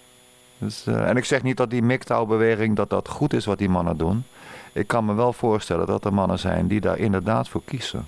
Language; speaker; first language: Dutch; native; Dutch